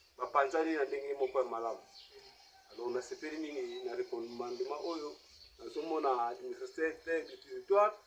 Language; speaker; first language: Lingala; non-native, local second language; Kongo